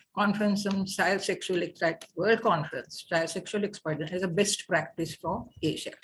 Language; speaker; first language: English; non-native, local second language; Sinhala